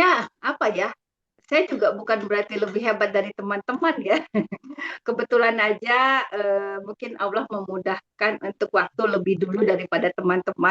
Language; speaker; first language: Indonesian; native; Indonesian